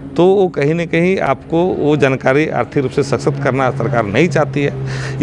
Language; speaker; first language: Hindi; non-native, local second language; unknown